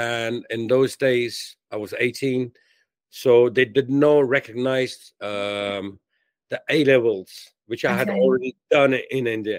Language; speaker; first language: English; non-native, local second language; Hindi